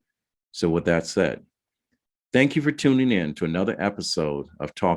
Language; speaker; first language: English; native; English